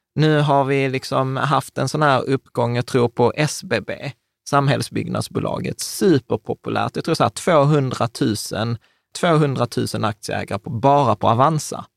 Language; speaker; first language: Swedish; native; Swedish